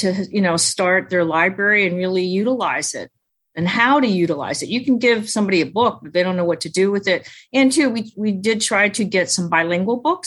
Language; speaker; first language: English; early bilingual, other home language; Chinese